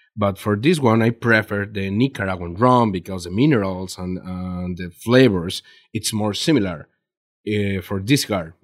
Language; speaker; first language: English; non-native, learner; Spanish